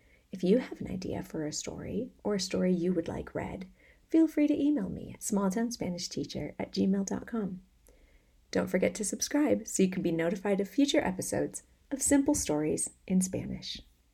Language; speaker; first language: English; native; English